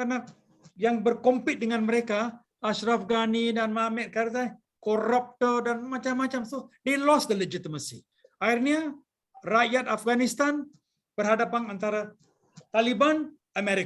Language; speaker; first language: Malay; non-native, local second language; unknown